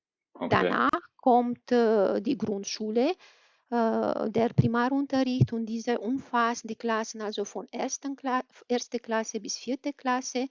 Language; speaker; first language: German; non-native, fluent; Romanian